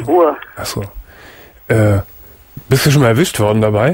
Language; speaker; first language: German; native; German